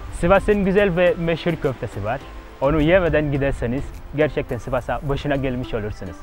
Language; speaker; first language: Turkish; non-native, fluent; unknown